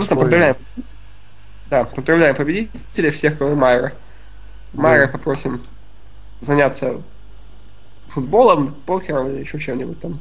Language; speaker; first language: Russian; native; Russian